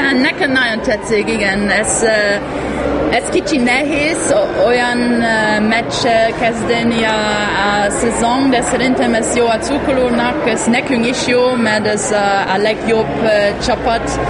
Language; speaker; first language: Hungarian; non-native, learner; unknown